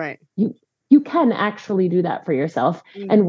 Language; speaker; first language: English; native; English